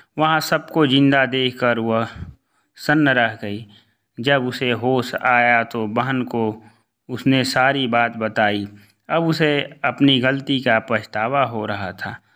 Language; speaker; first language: Hindi; native; Hindi